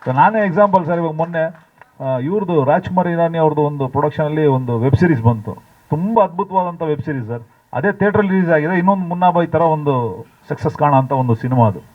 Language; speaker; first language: Kannada; native; Kannada